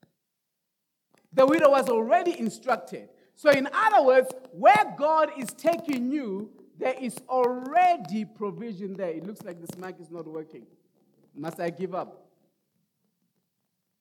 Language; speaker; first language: English; non-native, local second language; Tswana